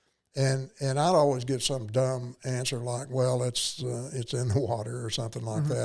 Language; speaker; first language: English; native; English